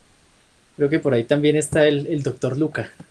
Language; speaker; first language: Spanish; native; Spanish